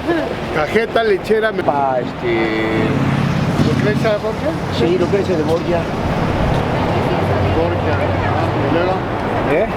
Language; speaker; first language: Spanish; native; Spanish